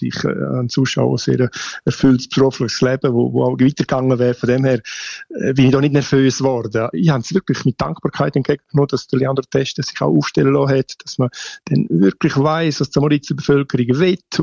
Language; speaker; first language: German; native; German